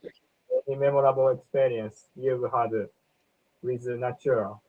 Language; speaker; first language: English; non-native, learner; Japanese